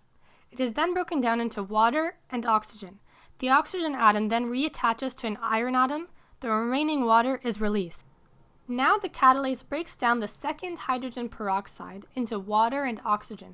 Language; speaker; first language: English; native; English